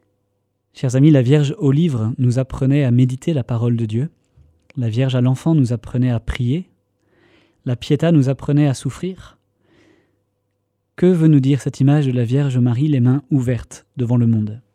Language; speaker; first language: French; native; French